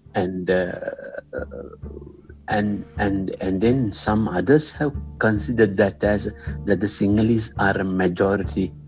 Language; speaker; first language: English; non-native, local second language; Sinhala